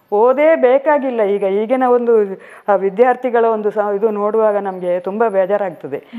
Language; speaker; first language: Kannada; non-native, local second language; Malayalam